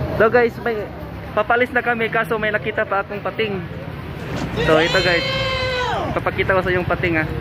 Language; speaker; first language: Filipino; non-native, local second language; Cebuano